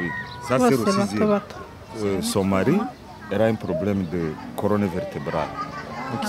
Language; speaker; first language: French; non-native, local second language; Kinyarwanda